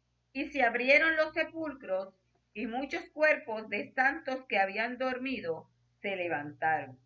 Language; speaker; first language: Spanish; native; Spanish